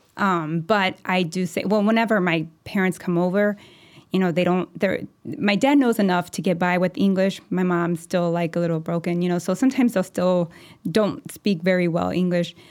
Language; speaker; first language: English; early bilingual, other home language; Spanish